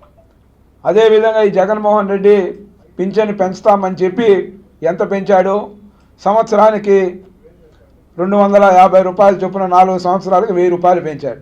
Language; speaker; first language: Telugu; native; Telugu